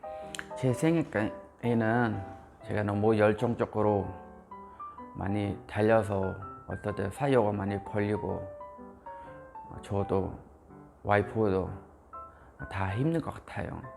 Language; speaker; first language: Korean; non-native, fluent; Khmer